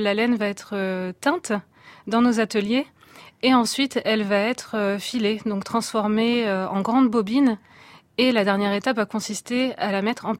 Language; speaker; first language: French; native; French